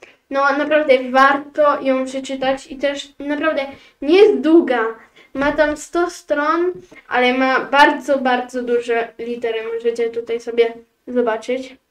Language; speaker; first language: Polish; early bilingual, heritage; Polish